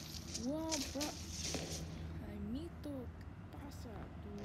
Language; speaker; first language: Spanish; early bilingual, other home language; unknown